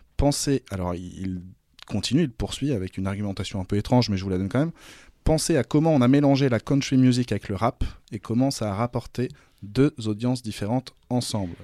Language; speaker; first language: French; native; French